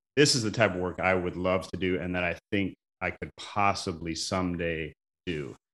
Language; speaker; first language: English; native; English